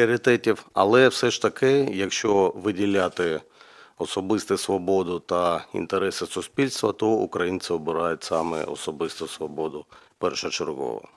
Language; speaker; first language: Ukrainian; native; Ukrainian